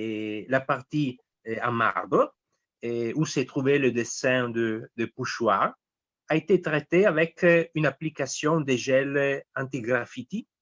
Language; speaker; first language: French; non-native, fluent; Italian